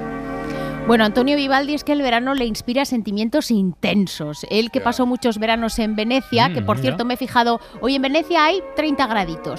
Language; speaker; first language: Spanish; native; Spanish